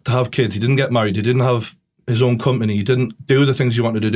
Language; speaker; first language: English; native; English